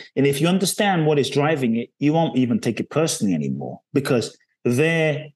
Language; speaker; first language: English; native; English